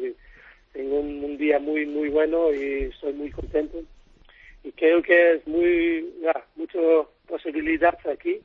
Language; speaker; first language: Spanish; non-native, learner; Dutch